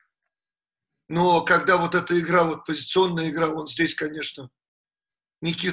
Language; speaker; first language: Russian; native; Russian